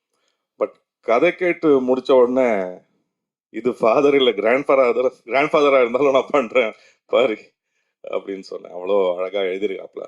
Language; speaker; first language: Tamil; native; Tamil